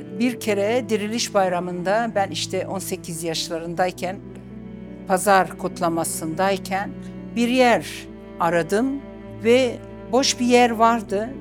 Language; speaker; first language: Turkish; non-native, local second language; Arabic